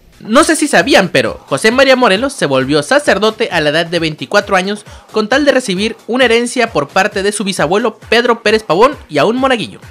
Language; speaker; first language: Spanish; native; Spanish